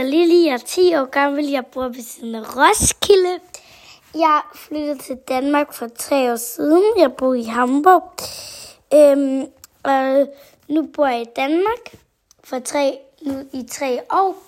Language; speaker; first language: Danish; early bilingual, other home language; German